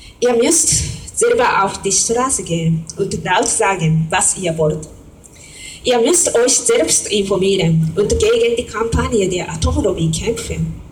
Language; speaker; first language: German; non-native, fluent; Japanese